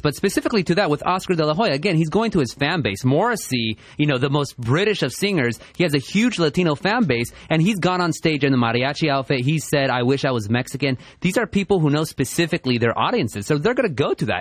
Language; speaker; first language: English; early bilingual, other home language; Spanish